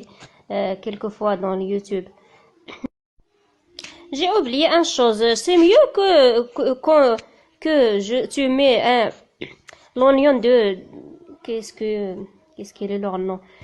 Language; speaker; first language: French; non-native, learner; Tachelhit